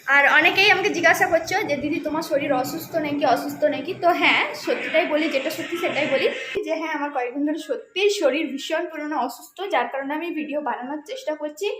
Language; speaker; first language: Bangla; native; Bangla